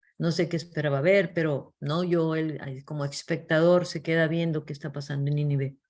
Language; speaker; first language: Spanish; early bilingual, heritage; English